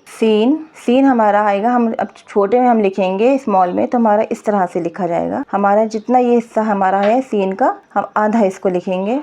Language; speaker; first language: Urdu; native; Urdu